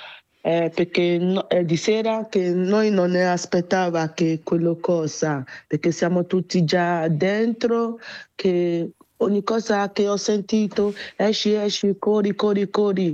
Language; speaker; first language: Italian; non-native, learner; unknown